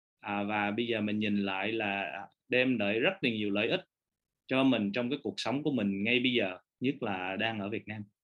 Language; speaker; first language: Vietnamese; early bilingual, heritage; Vietnamese